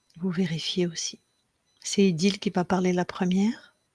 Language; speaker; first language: French; native; French